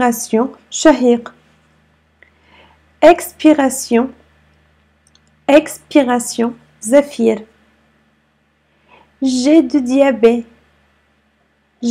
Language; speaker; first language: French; non-native, fluent; Arabic